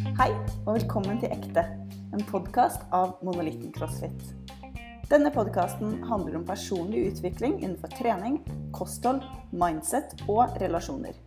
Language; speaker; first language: Norwegian; native; Norwegian